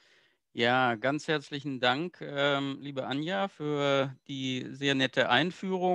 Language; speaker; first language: German; native; German